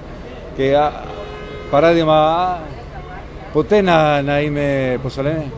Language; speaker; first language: Greek; non-native, learner; Spanish